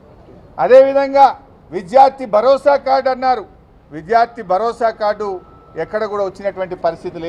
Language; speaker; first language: Telugu; native; Telugu